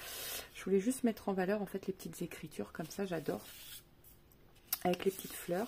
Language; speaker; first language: French; native; French